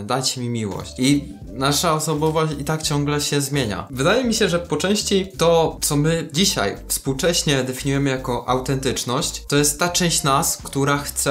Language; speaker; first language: Polish; native; Polish